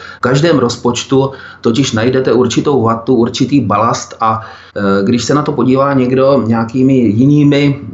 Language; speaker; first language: Czech; native; Czech